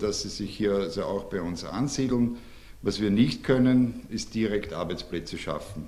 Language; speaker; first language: German; native; German